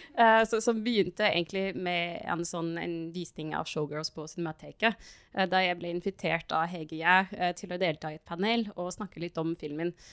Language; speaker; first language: Norwegian; non-native, fluent; French